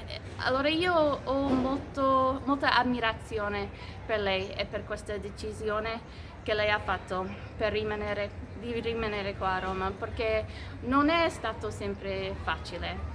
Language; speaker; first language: Italian; non-native, fluent; English